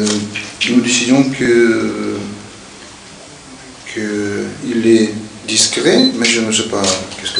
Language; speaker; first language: French; non-native, learner; Russian